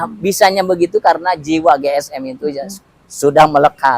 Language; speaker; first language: Indonesian; native; Indonesian